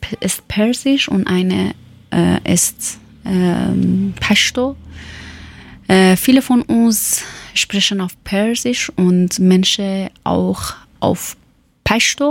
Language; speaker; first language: German; non-native, learner; Persian